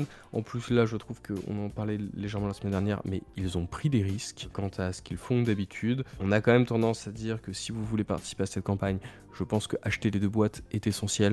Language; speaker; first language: French; native; French